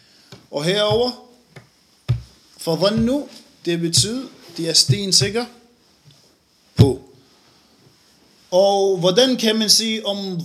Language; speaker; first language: Danish; non-native, fluent; Arabic